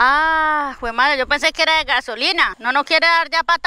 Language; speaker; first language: Spanish; native; Spanish